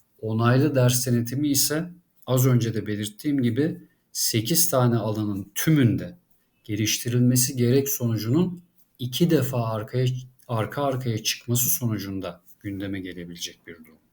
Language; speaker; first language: Turkish; native; Turkish